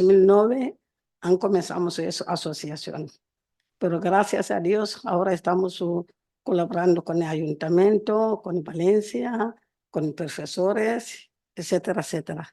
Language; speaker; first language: Spanish; non-native, learner; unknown